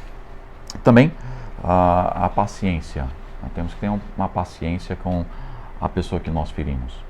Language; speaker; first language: Portuguese; non-native, fluent; English